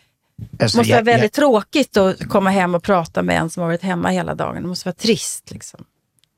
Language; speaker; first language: Swedish; native; Swedish